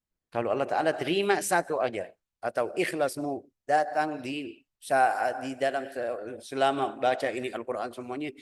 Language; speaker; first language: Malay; non-native, fluent; Arabic